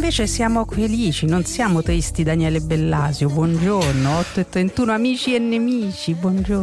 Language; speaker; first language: Italian; native; Italian